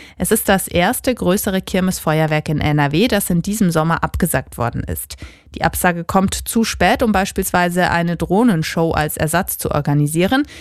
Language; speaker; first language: German; native; German